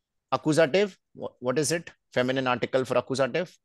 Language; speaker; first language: English; non-native, local second language; Hindi